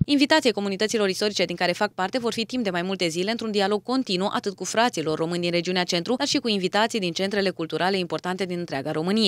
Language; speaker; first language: Romanian; native; Romanian